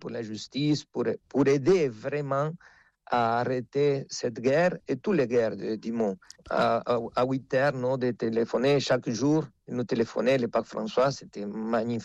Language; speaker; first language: French; non-native, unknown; Spanish